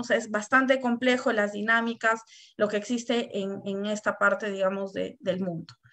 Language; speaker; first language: Spanish; native; Spanish